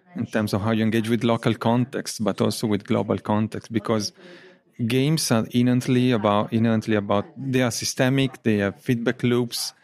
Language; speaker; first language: English; non-native, fluent; Italian